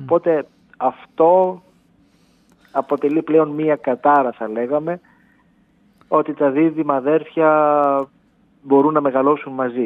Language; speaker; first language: Greek; native; Greek